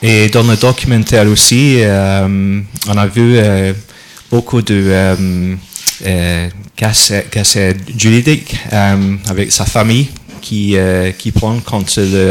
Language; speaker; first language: French; non-native, learner; English